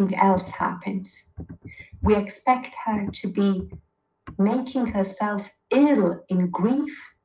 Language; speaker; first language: English; non-native, fluent; Persian